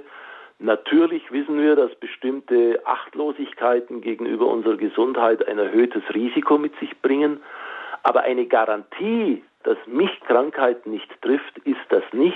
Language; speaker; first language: German; native; German